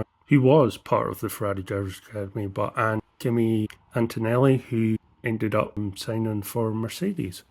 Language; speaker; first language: English; native; English